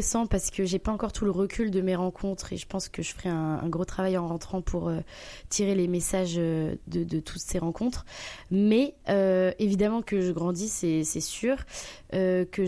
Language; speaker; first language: French; native; French